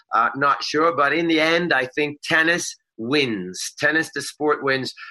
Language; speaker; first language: English; non-native, fluent; Swedish